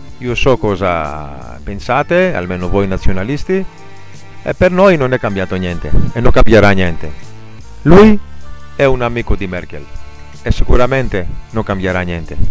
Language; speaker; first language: Italian; non-native, fluent; Greek